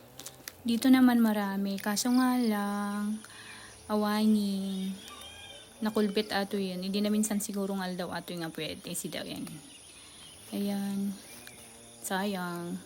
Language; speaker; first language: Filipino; non-native, local second language; Iloko